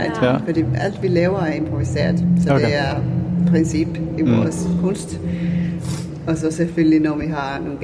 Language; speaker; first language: Danish; non-native, fluent; Finnish